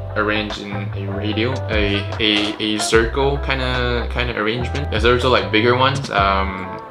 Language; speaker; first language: English; non-native, local second language; Chinese